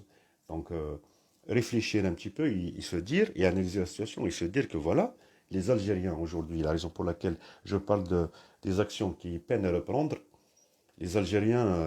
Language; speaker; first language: French; non-native, local second language; Kabyle